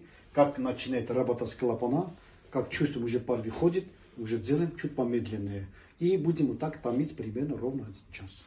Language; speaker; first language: Russian; non-native, fluent; Armenian